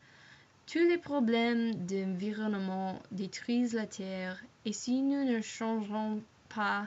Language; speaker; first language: French; non-native, learner; English